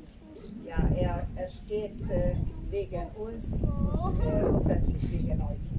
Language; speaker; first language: German; non-native, learner; Hungarian